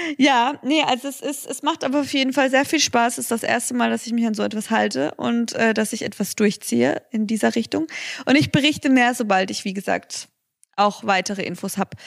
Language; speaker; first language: German; native; German